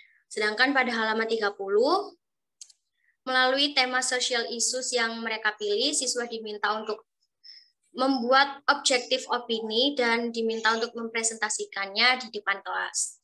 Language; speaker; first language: Indonesian; native; Indonesian